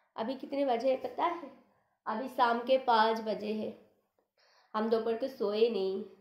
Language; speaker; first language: Hindi; non-native, local second language; Bangla